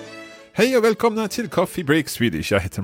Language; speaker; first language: Swedish; non-native, learner; English